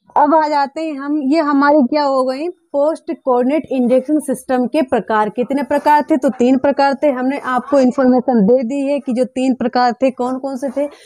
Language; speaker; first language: Hindi; native; Hindi